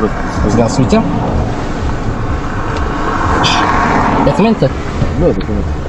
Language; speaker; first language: Russian; non-native, local second language; Kyrgyz